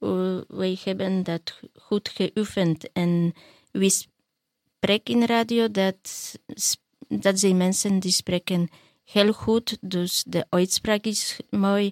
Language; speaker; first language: Dutch; non-native, learner; Polish